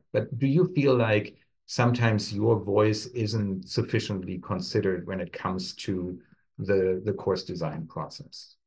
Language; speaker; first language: English; non-native, fluent; German